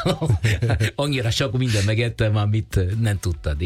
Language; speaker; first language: Hungarian; non-native, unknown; Italian